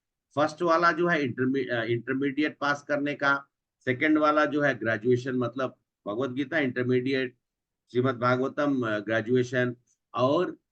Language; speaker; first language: Hindi; native; Hindi